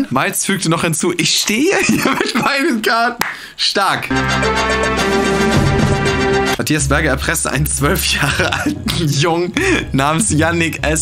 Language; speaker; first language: German; native; German